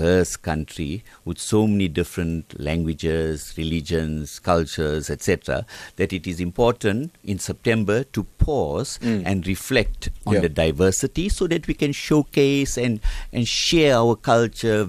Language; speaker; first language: English; native; English